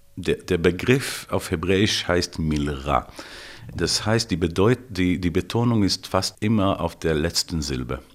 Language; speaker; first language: German; non-native, fluent; Hebrew